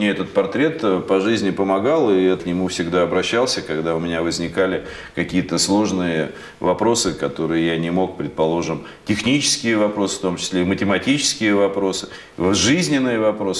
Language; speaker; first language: Russian; native; Russian